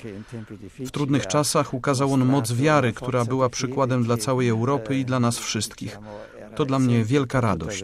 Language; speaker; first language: Polish; non-native, learner; German